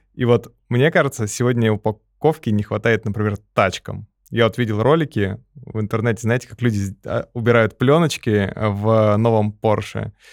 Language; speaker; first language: Russian; native; Russian